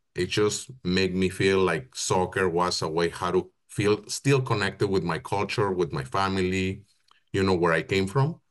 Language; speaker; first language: English; non-native, fluent; Spanish